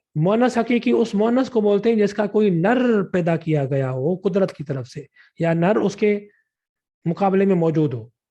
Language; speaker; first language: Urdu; non-native, local second language; Sindhi